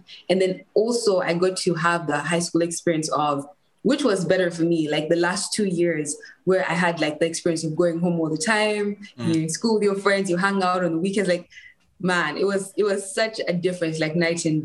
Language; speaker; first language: English; non-native, local second language; Ganda